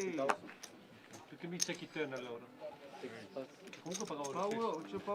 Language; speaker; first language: Italian; non-native, fluent; Albanian